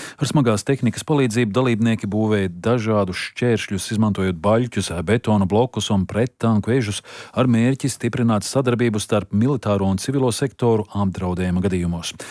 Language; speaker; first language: Latvian; native; Latvian